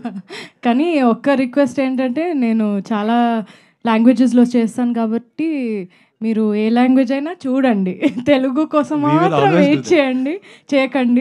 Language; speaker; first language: Telugu; non-native, fluent; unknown